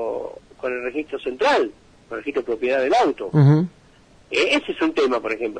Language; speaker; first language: Spanish; native; Spanish